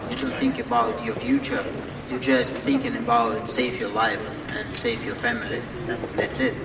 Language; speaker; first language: English; non-native, fluent; Ukrainian